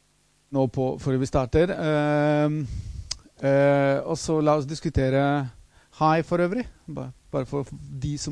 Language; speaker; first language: Norwegian; non-native, fluent; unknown